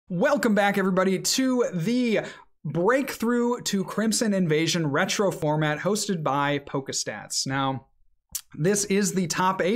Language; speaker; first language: English; native; English